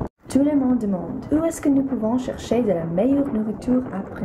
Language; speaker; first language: French; non-native, learner; English